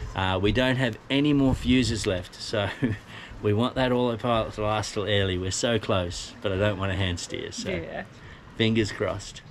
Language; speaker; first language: English; native; English